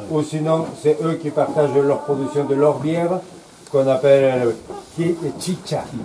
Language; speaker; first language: French; non-native, fluent; Spanish